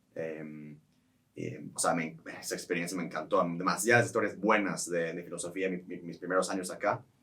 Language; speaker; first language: Spanish; non-native, fluent; English